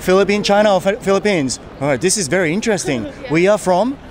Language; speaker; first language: English; non-native, fluent; Japanese